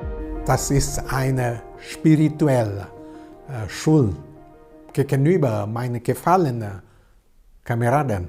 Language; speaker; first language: German; non-native, learner; Vietnamese